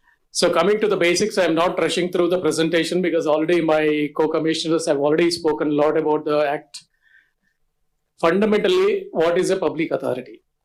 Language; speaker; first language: English; non-native, local second language; Telugu